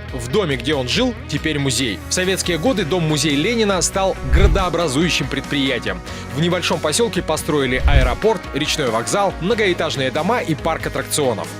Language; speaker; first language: Russian; native; Russian